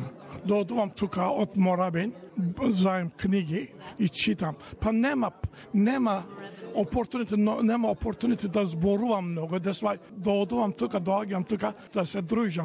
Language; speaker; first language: Macedonian; early bilingual, heritage; Macedonian